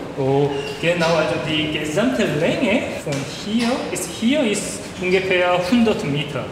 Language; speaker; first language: German; non-native, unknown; Korean